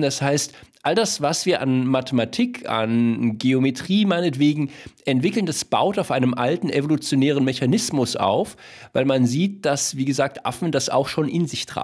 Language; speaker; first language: German; native; German